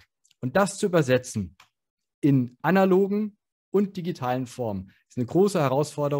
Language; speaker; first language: German; native; German